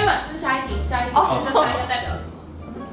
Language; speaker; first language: Chinese; native; Chinese